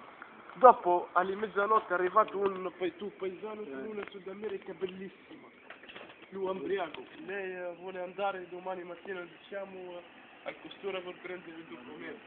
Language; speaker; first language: Italian; non-native, learner; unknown